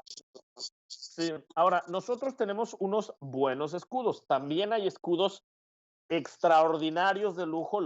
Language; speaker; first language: Spanish; native; Spanish